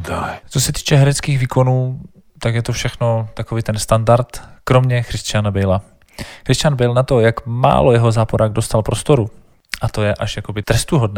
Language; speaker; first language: Czech; native; Czech